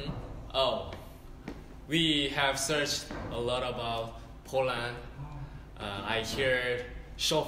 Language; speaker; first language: English; non-native, learner; Korean